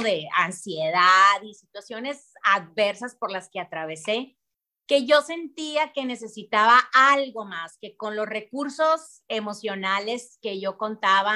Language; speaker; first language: Spanish; native; Spanish